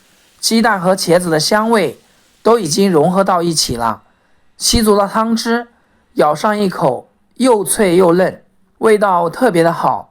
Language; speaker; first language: Chinese; native; Chinese